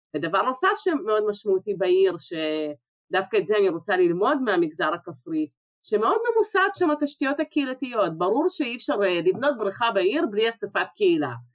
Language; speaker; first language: Hebrew; early bilingual, other home language; Russian